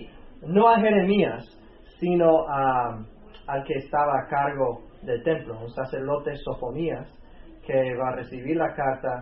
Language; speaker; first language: Spanish; native; Spanish